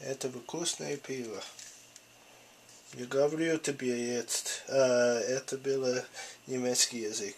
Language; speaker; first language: Russian; non-native, learner; English